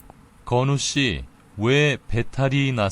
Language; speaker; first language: Korean; non-native, learner; Bangla